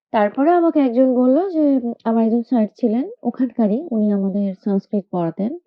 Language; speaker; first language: Bangla; native; Bangla